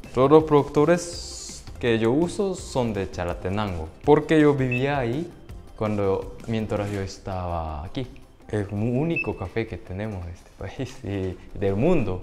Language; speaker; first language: Spanish; non-native, fluent; Japanese